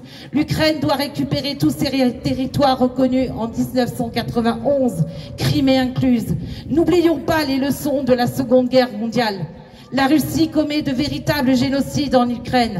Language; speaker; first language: French; native; French